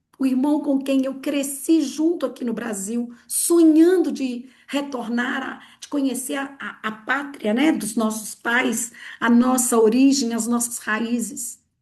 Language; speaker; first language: Portuguese; early bilingual, other home language; Italian